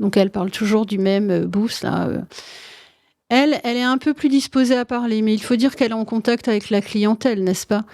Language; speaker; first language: French; native; French